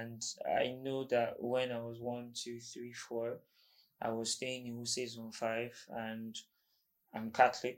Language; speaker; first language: English; non-native, local second language; Igbo